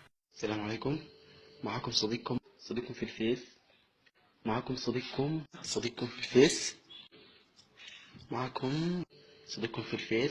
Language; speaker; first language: Arabic; native; Arabic